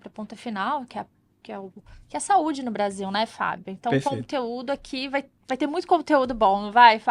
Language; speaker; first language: Portuguese; native; Portuguese